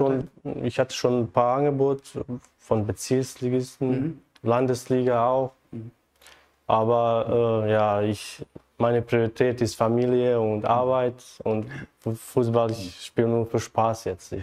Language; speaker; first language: German; non-native, learner; Bosnian